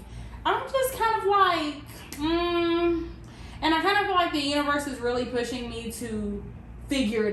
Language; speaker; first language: English; native; English